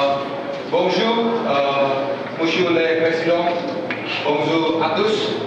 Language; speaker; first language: French; non-native, learner; Indonesian